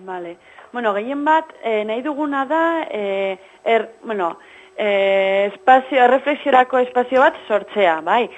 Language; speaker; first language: Basque; non-native, local second language; Spanish